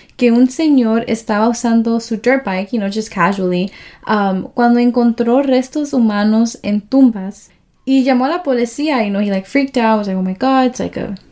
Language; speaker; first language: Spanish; early bilingual, heritage; Spanish